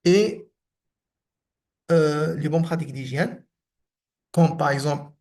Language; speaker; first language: French; non-native, local second language; Arabic